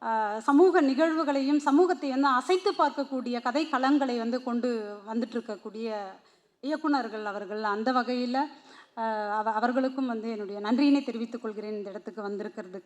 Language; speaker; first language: Tamil; native; Tamil